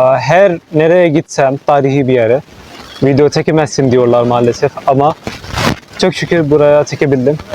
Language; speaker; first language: Turkish; non-native, fluent; Urdu